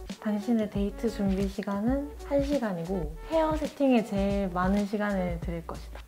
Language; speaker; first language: Korean; native; Korean